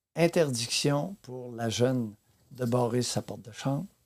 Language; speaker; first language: French; native; French